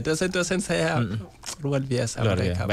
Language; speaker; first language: Indonesian; non-native, learner; Hausa